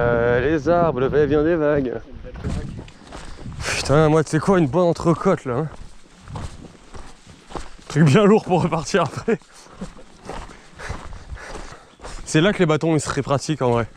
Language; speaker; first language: French; native; French